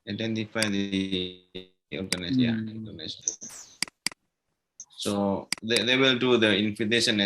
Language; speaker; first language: English; non-native, learner; Malay